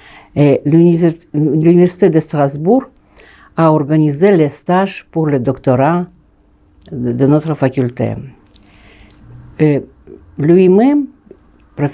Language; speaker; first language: French; non-native, fluent; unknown